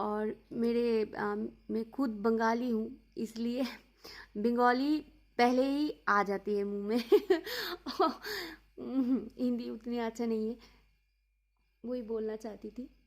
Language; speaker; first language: Hindi; non-native, local second language; Bangla